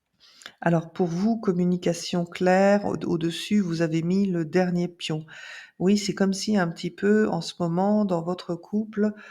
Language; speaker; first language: French; native; French